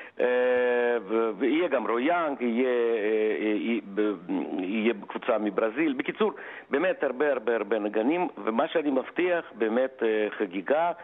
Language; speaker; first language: Hebrew; non-native, fluent; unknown